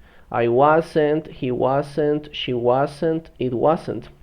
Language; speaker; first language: English; non-native, fluent; Spanish